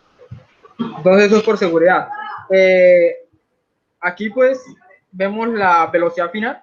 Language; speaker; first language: Spanish; native; Spanish